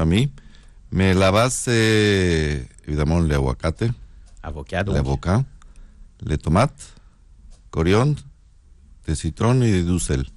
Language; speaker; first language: French; non-native, learner; Spanish